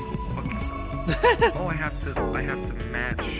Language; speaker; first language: English; native; English